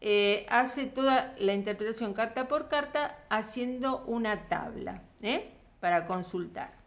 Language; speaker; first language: Spanish; native; Spanish